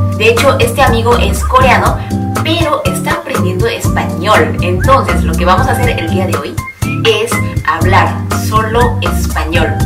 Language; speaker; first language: Spanish; non-native, fluent; Korean